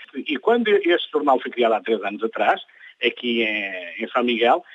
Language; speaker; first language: Portuguese; native; Portuguese